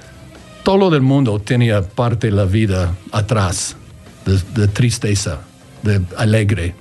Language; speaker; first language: Spanish; non-native, learner; English